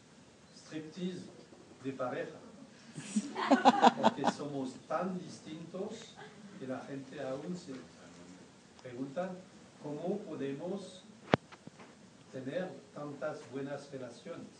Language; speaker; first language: Spanish; non-native, fluent; French